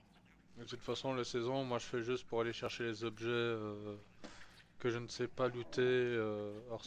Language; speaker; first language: French; native; French